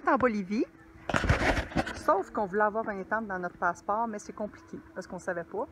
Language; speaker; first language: French; native; French